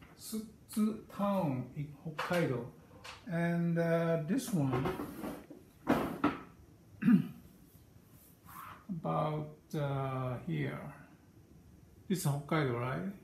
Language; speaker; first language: English; non-native, learner; Japanese